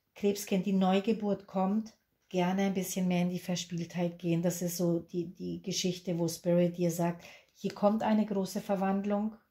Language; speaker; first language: German; non-native, fluent; Spanish